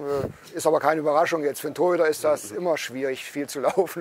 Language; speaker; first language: German; native; German